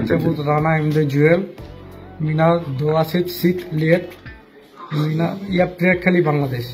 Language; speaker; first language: Russian; non-native, learner; Bangla